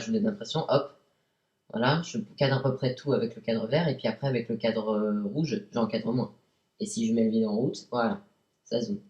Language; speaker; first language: French; native; French